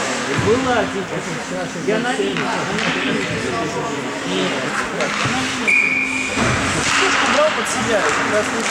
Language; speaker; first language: Russian; native; Russian